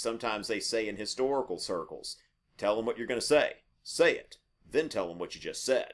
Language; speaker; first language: English; native; English